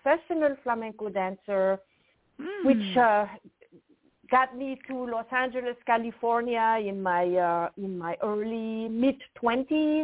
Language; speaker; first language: English; non-native, fluent; French